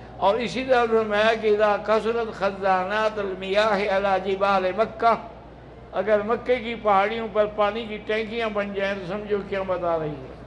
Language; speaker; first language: Urdu; early bilingual, heritage; Urdu